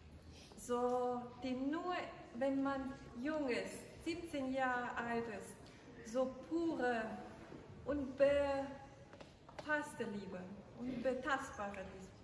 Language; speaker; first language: German; non-native, fluent; Ukrainian